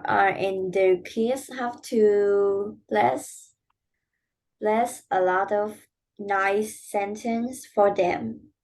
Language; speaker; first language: English; non-native, learner; Vietnamese